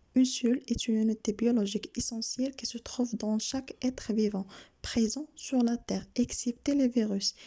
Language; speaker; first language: French; non-native, local second language; Arabic